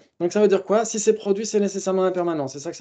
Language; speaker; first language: French; native; French